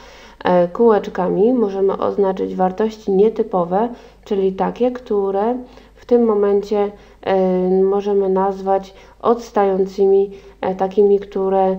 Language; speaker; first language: Polish; native; Polish